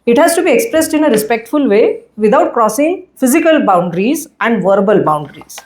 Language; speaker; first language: English; non-native, local second language; Hindi